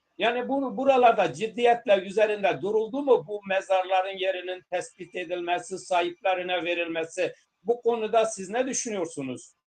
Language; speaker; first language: Turkish; non-native, local second language; Zaza